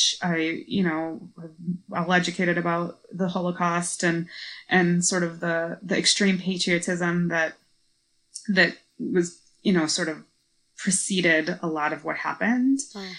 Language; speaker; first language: English; native; English